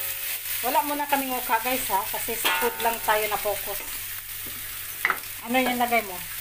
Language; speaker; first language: Filipino; non-native, local second language; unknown